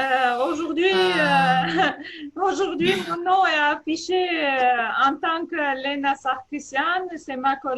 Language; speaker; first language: French; non-native, fluent; Armenian